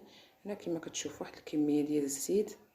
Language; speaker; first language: Arabic; native; Arabic